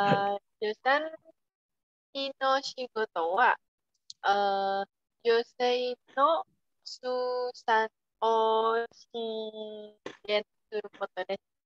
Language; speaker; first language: Japanese; non-native, learner; Indonesian